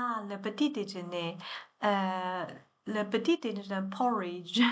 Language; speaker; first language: French; non-native, learner; Chinese